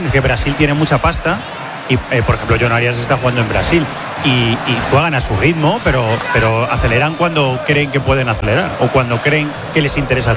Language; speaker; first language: Spanish; native; Spanish